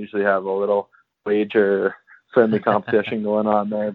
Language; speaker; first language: English; native; English